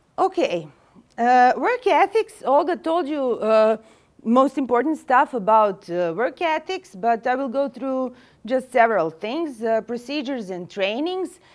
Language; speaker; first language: English; non-native, fluent; Serbian